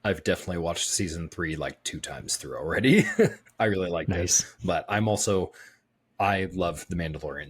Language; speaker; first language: English; native; English